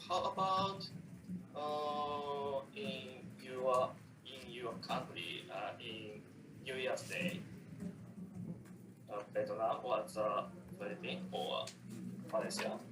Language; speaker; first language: English; non-native, learner; Japanese